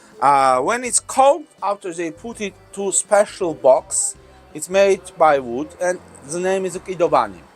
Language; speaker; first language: English; non-native, learner; Georgian